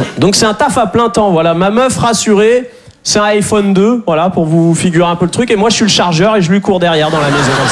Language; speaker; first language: French; native; French